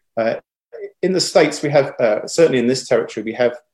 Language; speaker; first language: English; native; English